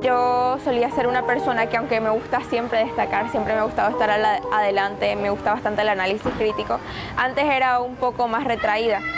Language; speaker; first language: Spanish; native; Spanish